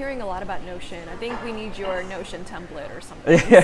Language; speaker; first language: English; native; English